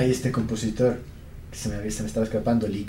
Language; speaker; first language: Spanish; native; Spanish